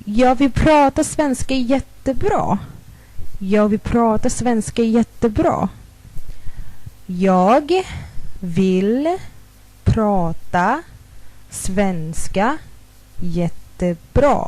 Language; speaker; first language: Swedish; non-native, fluent; Thai